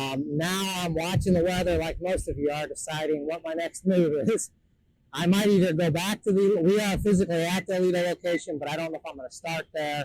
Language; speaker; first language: English; native; English